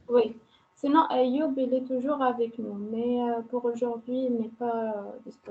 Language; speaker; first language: French; non-native, local second language; Arabic